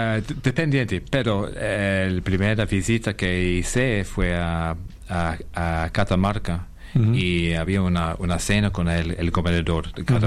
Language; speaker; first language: Spanish; non-native, fluent; English